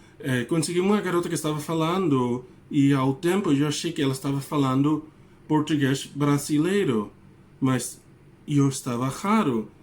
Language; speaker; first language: Portuguese; non-native, learner; English